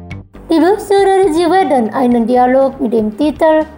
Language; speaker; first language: German; non-native, fluent; Indonesian